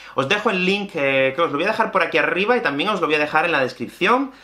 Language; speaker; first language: Spanish; native; Spanish